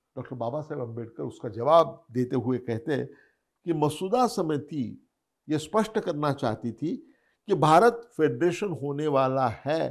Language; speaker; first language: Hindi; non-native, local second language; Marathi